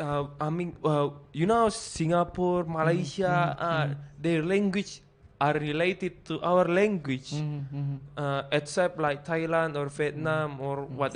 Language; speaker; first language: English; non-native, fluent; Indonesian